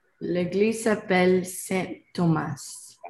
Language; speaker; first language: French; non-native, learner; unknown